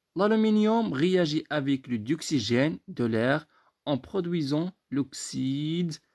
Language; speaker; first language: French; non-native, local second language; Arabic